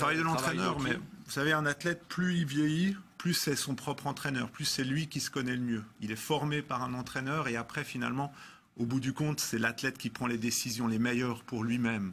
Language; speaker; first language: French; native; French